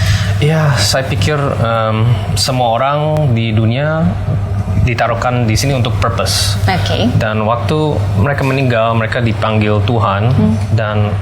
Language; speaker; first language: Indonesian; early bilingual, heritage; Indonesian